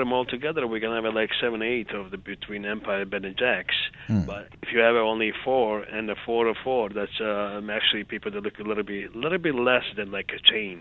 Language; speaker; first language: English; non-native, fluent; Serbian